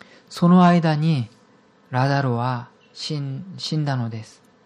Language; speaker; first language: Japanese; non-native, fluent; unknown